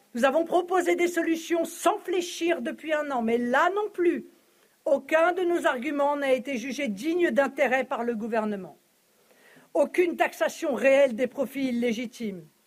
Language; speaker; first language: French; native; French